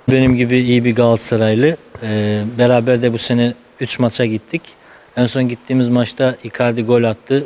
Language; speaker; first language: Turkish; native; Turkish